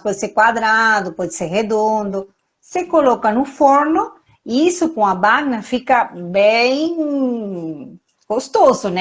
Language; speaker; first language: Portuguese; non-native, fluent; Spanish